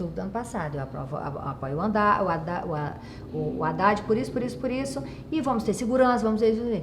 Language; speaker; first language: Portuguese; native; Portuguese